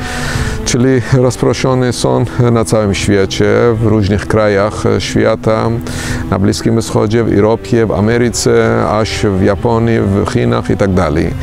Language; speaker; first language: Polish; non-native, fluent; Armenian